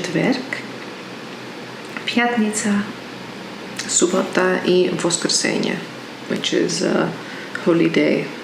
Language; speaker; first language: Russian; non-native, learner; English